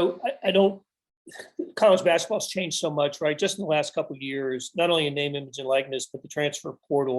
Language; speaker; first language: English; native; English